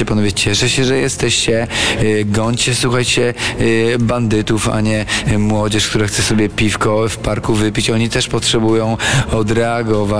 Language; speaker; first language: Polish; native; Polish